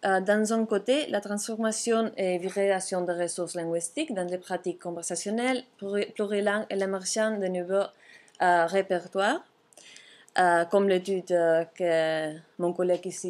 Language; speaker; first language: French; non-native, fluent; Catalan